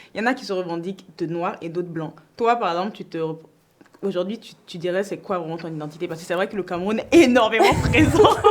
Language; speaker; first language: French; native; French